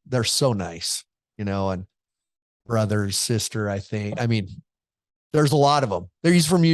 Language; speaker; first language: English; native; English